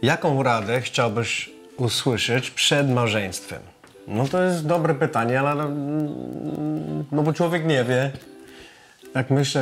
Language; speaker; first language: Polish; non-native, fluent; English